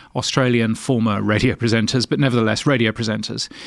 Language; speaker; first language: English; native; English